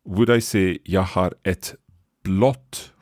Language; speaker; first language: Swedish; non-native, learner; English